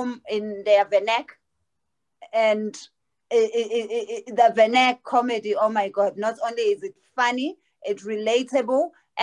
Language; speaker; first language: English; non-native, local second language; Zulu